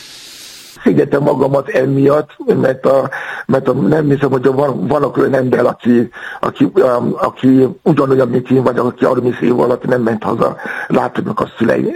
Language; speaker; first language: Hungarian; non-native, fluent; Yoruba